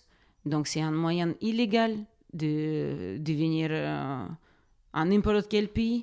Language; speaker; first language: French; non-native, fluent; Russian